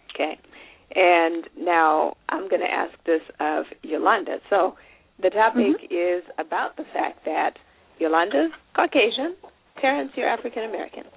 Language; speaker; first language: English; non-native, local second language; Shona